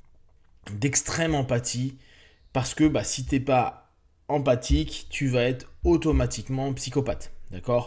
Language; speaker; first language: French; native; French